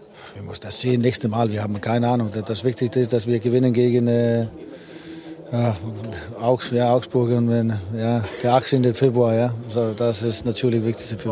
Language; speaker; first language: German; non-native, learner; Danish